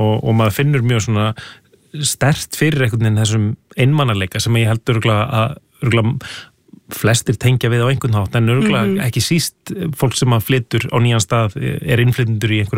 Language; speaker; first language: Icelandic; native; Icelandic